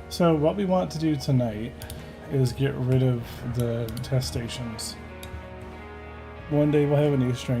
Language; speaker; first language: English; native; English